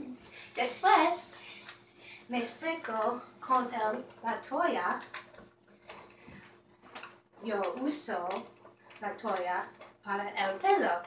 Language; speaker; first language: Spanish; non-native, learner; English